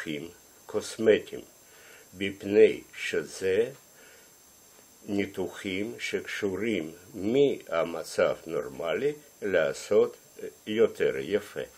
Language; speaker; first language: Hebrew; non-native, fluent; Russian